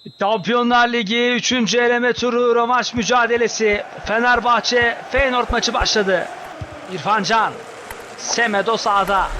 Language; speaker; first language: Turkish; native; Turkish